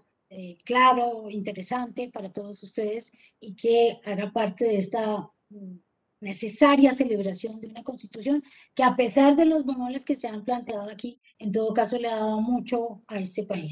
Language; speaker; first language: Spanish; native; Spanish